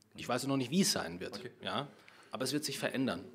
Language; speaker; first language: German; native; German